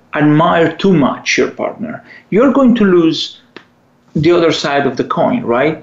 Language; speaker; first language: English; non-native, fluent; Italian